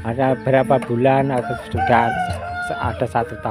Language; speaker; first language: Indonesian; non-native, local second language; Javanese